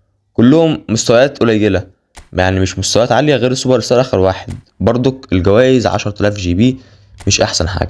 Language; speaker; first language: Arabic; native; Arabic